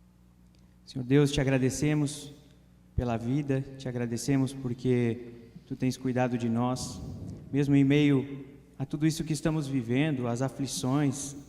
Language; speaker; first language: Portuguese; native; Portuguese